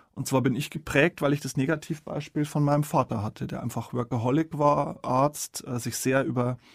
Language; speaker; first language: German; native; German